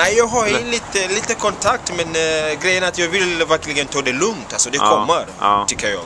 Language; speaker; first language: Swedish; non-native, fluent; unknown